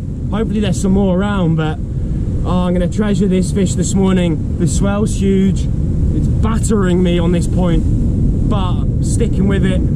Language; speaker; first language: English; native; English